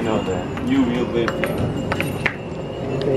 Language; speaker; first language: English; non-native, learner; Korean